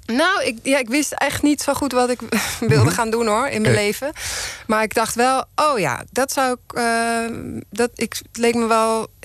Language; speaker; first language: Dutch; native; Dutch